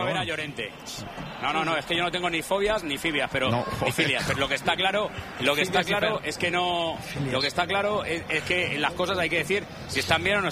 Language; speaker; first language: Spanish; native; Spanish